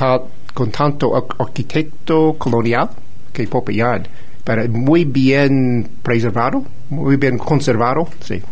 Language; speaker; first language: Spanish; non-native, fluent; English